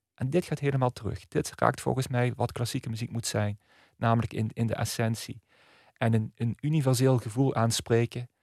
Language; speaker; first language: Dutch; native; Dutch